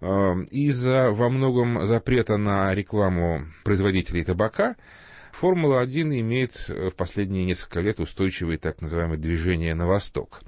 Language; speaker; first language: Russian; native; Russian